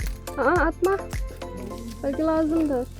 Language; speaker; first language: Turkish; non-native, fluent; Indonesian